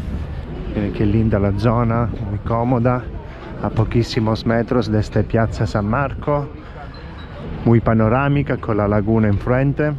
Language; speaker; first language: Spanish; non-native, fluent; Italian